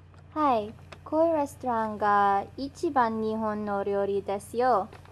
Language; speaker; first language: Japanese; non-native, learner; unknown